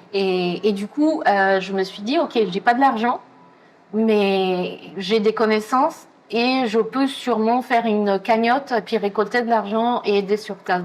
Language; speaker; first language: French; non-native, fluent; Spanish